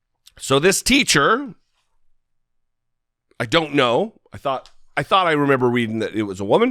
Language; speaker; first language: English; native; English